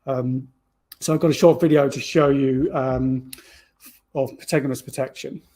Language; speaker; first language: English; native; English